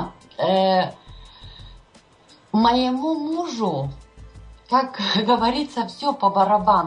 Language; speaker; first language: Russian; non-native, fluent; Lithuanian